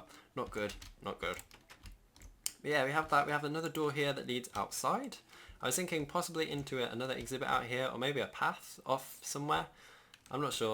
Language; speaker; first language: English; native; English